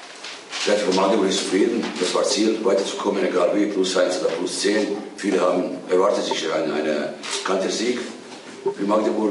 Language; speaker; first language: German; non-native, fluent; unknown